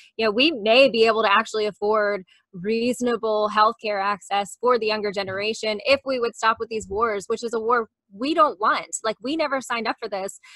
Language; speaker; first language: English; native; English